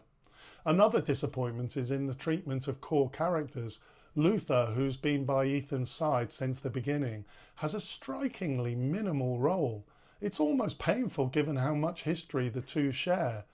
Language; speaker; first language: English; native; English